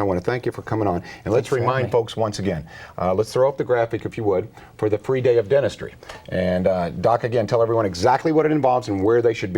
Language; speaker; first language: English; native; English